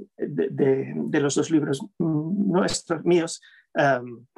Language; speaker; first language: Spanish; non-native, fluent; English